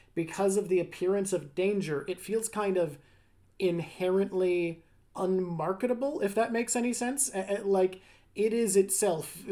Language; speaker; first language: English; native; English